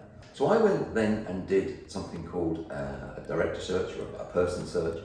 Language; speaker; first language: English; native; English